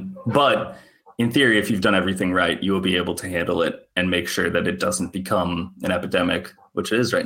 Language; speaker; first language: English; native; English